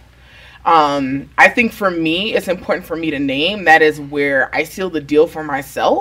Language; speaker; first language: English; native; English